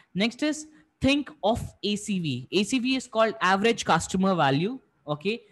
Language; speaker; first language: English; non-native, local second language; Hindi